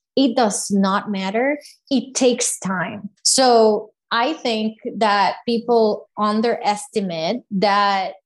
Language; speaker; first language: English; non-native, fluent; Spanish